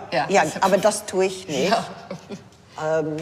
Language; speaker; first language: German; non-native, fluent; English